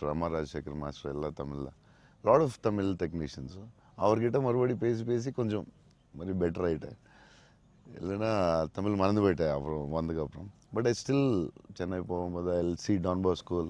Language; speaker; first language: Tamil; non-native, local second language; Telugu